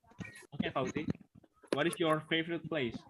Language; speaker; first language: English; non-native, fluent; Indonesian